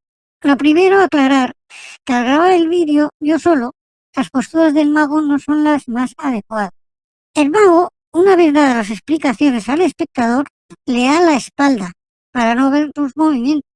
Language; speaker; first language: Spanish; native; Spanish